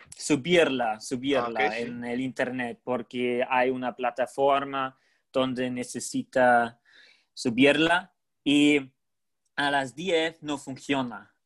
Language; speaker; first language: English; non-native, fluent; German